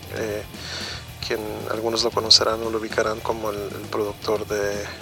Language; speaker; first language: Spanish; native; Spanish